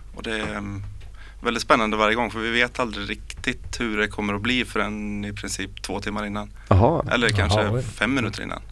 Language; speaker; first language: Swedish; native; Swedish